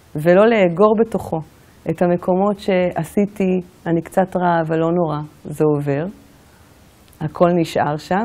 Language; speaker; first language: Hebrew; native; Hebrew